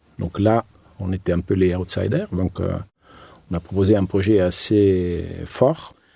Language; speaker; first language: French; non-native, fluent; Italian